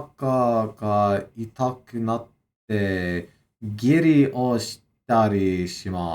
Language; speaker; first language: Japanese; non-native, learner; English